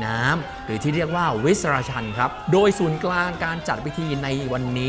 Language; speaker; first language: Thai; native; Thai